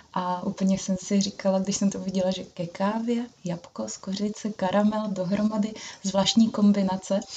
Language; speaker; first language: Czech; native; Czech